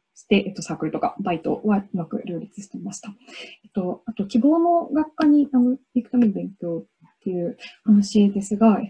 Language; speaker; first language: Japanese; native; Japanese